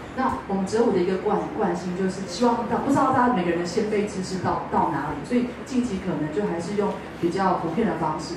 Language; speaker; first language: Chinese; native; Chinese